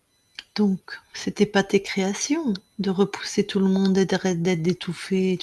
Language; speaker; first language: French; native; French